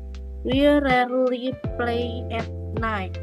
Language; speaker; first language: English; non-native, learner; Indonesian